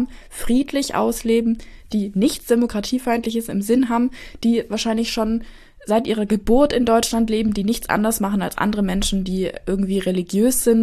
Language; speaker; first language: German; native; German